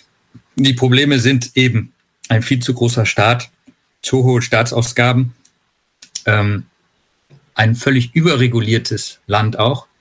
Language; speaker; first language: German; native; German